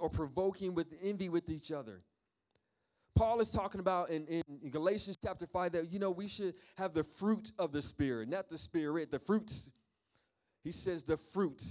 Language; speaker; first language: English; native; English